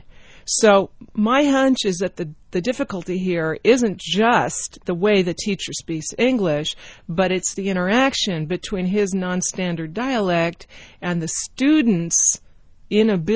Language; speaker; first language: English; native; English